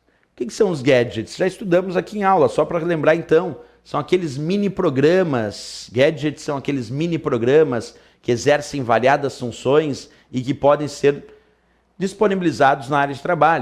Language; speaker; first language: Portuguese; native; Portuguese